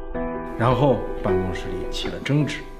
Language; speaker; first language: Chinese; native; Chinese